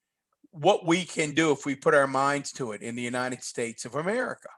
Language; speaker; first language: English; native; English